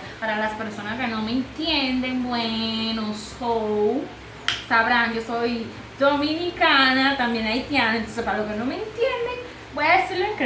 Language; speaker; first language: Spanish; early bilingual, heritage; Haitian Creole